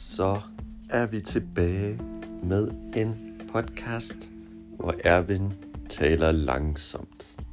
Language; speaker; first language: Danish; non-native, fluent; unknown